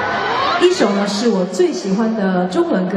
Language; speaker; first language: Chinese; native; Chinese